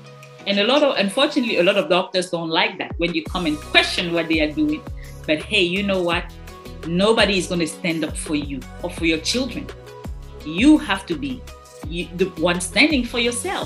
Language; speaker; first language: English; non-native, local second language; French